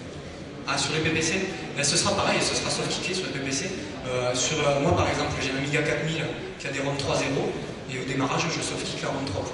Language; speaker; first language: French; native; French